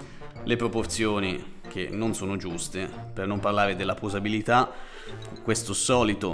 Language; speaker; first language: Italian; native; Italian